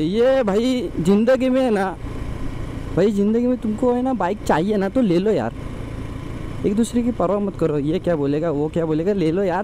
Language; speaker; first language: Hindi; non-native, local second language; Marathi